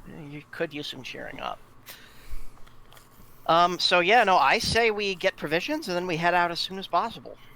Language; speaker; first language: English; native; English